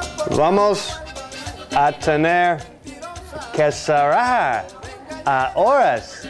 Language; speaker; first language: Spanish; non-native, learner; English